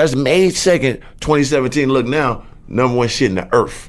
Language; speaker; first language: English; native; English